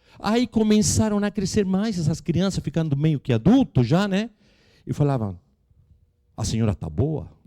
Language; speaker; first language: Portuguese; non-native, fluent; Spanish